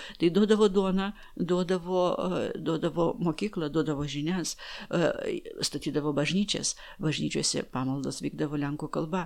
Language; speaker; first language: Lithuanian; non-native, local second language; Polish